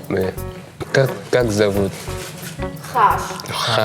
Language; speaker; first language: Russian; non-native, learner; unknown